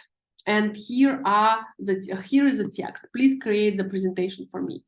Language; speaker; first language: English; non-native, fluent; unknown